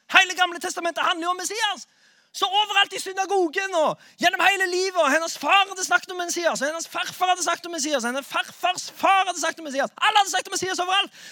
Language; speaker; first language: Norwegian; native; Norwegian